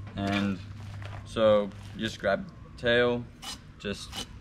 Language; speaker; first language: English; non-native, fluent; Indonesian